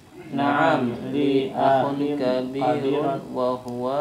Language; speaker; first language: Arabic; non-native, learner; Indonesian